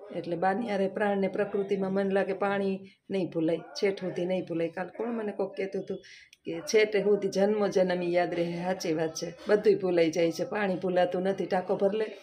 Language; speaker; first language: Gujarati; native; Gujarati